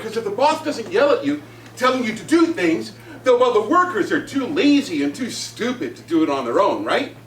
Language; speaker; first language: English; native; English